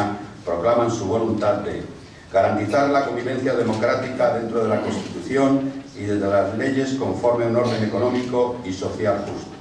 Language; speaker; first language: Spanish; native; Spanish